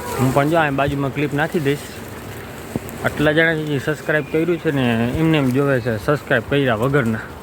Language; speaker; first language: Gujarati; non-native, local second language; Kachhi